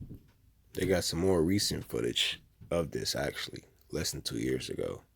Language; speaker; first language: English; native; English